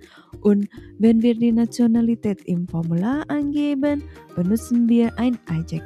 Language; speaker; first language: German; non-native, fluent; Indonesian